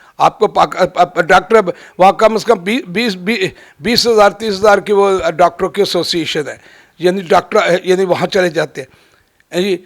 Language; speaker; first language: Urdu; non-native, local second language; Punjabi